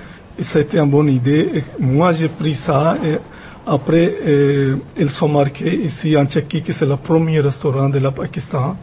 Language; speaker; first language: French; non-native, fluent; Punjabi